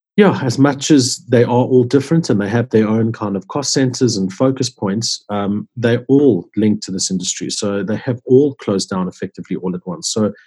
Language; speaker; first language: English; native; English